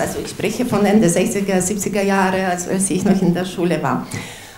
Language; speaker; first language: German; non-native, fluent; Ukrainian